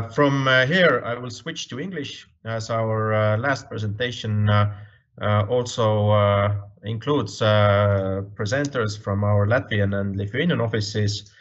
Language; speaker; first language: English; non-native, fluent; Estonian